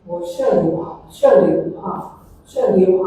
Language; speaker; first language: Chinese; non-native, learner; Indonesian